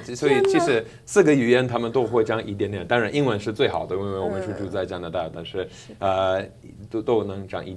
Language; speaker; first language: Chinese; non-native, fluent; English